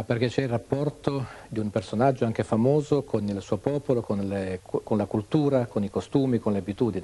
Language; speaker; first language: Italian; native; Italian